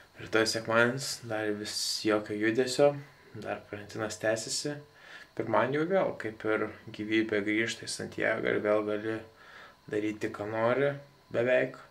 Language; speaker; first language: Lithuanian; native; Lithuanian